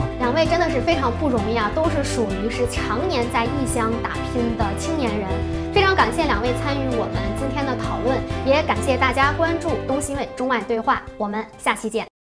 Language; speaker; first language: Chinese; native; Chinese